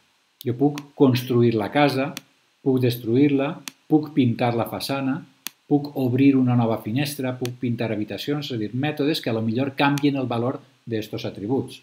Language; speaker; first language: Catalan; native; Catalan